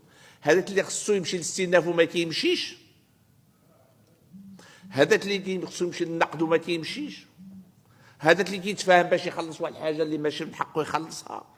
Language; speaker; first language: Arabic; native; Arabic